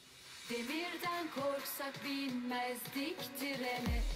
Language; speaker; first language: Turkish; non-native, learner; Korean